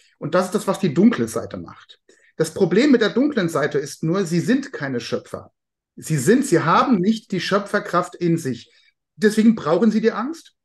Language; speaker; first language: German; native; German